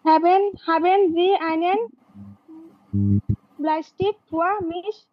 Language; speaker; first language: German; non-native, learner; Bangla